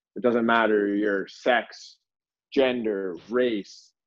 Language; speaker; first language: English; native; English